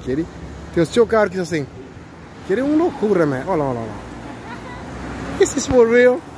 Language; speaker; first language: Portuguese; non-native, local second language; Kabuverdianu